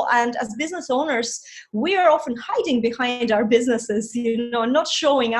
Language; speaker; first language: English; non-native, fluent; Russian